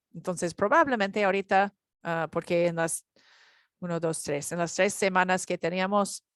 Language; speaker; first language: Spanish; non-native, learner; English